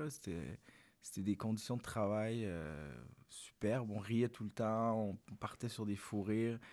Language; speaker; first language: French; early bilingual, other home language; Arabic